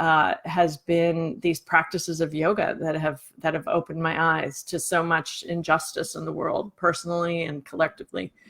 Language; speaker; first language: English; native; English